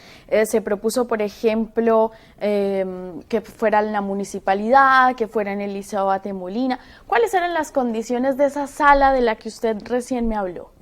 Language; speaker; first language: Spanish; native; Spanish